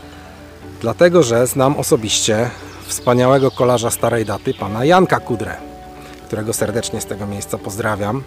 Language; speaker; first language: Polish; native; Polish